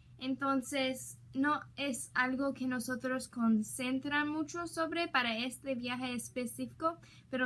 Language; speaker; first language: Spanish; non-native, learner; English